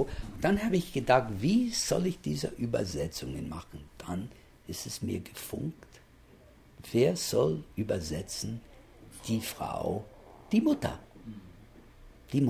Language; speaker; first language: German; non-native, fluent; English